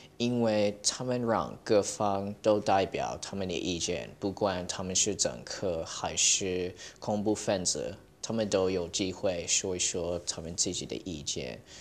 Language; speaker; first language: Chinese; early bilingual, heritage; Chinese